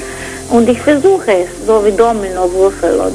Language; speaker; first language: German; non-native, fluent; Croatian